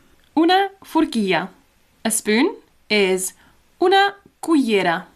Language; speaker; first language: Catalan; non-native, fluent; English